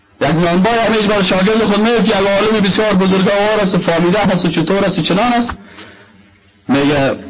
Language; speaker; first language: Persian; native; Persian